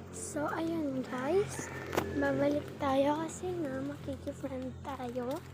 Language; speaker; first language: Filipino; non-native, local second language; Waray